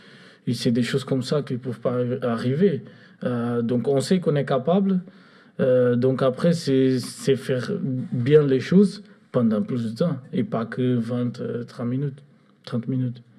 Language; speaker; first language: French; non-native, fluent; Portuguese